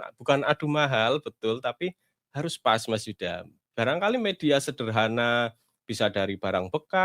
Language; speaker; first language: Indonesian; native; Indonesian